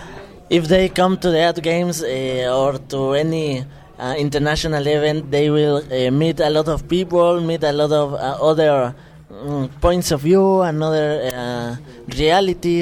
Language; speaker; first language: English; non-native, fluent; Spanish